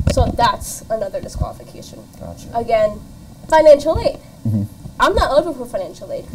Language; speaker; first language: English; native; English